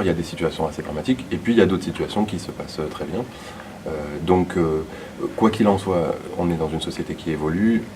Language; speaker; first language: French; native; French